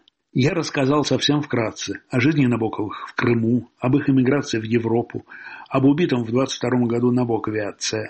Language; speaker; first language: Russian; native; Russian